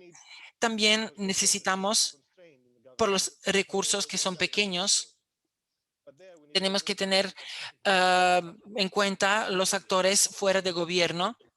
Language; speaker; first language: Spanish; non-native, fluent; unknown